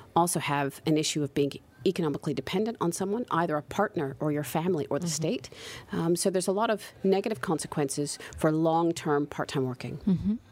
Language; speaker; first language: English; native; English